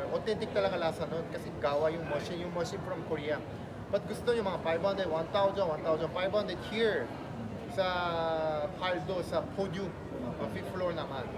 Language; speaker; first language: Filipino; non-native, fluent; Korean